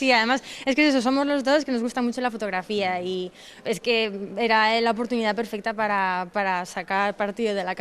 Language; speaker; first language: Spanish; non-native, local second language; Catalan